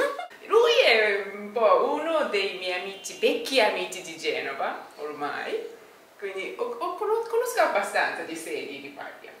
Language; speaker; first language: Italian; non-native, learner; Japanese